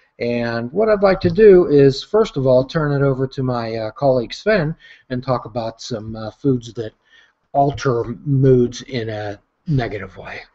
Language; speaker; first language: English; native; English